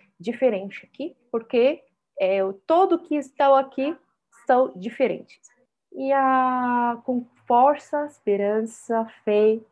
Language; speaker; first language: Portuguese; non-native, fluent; Arabic